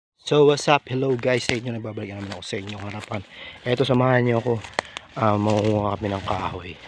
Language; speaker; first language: Filipino; non-native, local second language; Cebuano